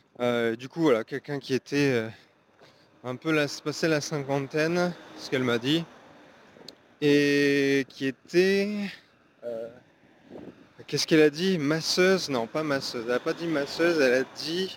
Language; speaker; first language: French; native; French